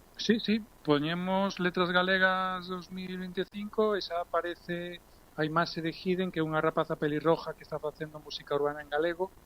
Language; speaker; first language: Galician; early bilingual, heritage; Galician